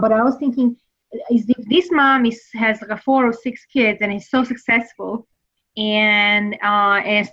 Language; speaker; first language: English; non-native, fluent; Serbian